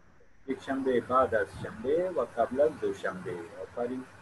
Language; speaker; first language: Persian; non-native, fluent; Urdu